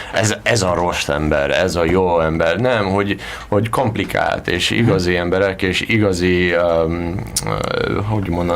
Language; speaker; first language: Hungarian; non-native, learner; English